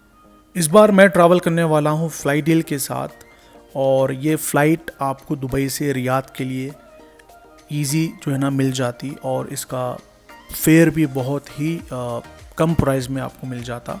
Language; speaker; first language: Hindi; native; Hindi